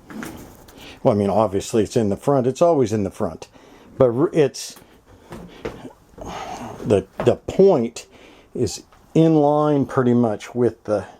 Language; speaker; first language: English; native; English